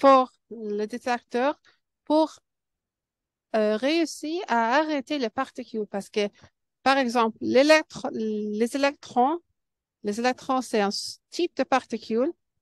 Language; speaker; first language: French; non-native, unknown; English